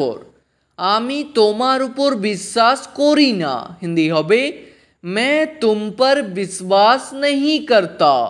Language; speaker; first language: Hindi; non-native, fluent; Bangla